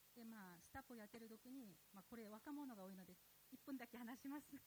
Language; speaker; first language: Japanese; non-native, fluent; Korean